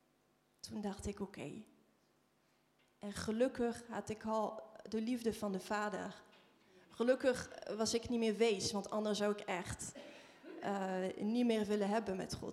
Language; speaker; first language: Dutch; non-native, fluent; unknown